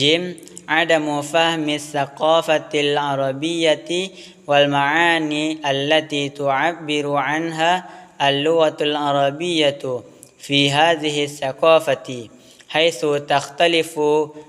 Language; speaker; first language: Arabic; non-native, learner; Indonesian